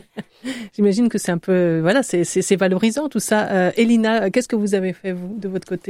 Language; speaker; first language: French; native; French